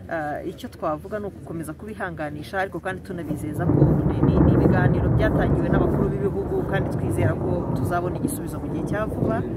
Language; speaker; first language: Kinyarwanda; native; Kinyarwanda